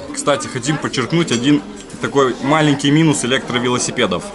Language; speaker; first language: Russian; native; Russian